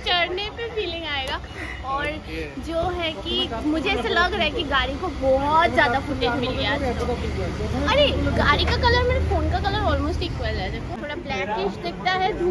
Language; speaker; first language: Hindi; non-native, local second language; Bangla